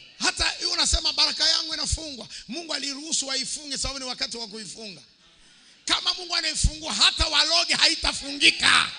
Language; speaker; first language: Swahili; native; Swahili